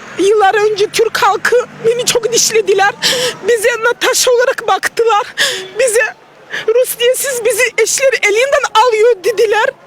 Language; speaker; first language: Turkish; non-native, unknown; Russian